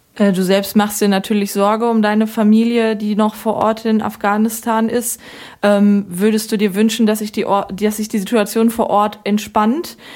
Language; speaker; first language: German; native; German